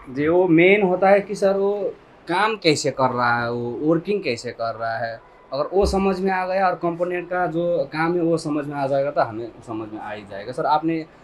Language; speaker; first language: Hindi; non-native, local second language; Nepali